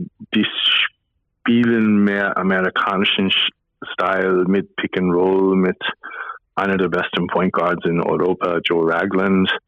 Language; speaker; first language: German; non-native, fluent; English